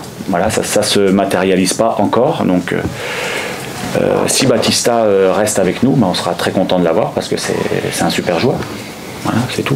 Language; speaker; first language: French; native; French